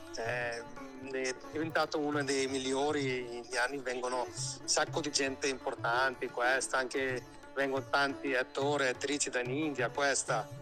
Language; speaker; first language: Italian; non-native, learner; Hindi